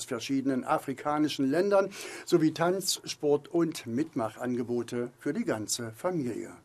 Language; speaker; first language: German; native; German